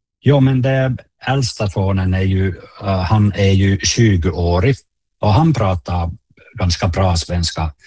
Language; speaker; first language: Swedish; non-native, local second language; Finnish